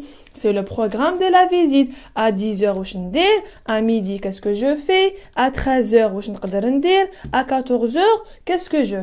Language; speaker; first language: French; non-native, local second language; Arabic